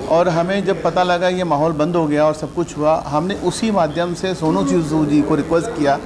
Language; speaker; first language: Hindi; non-native, local second language; Punjabi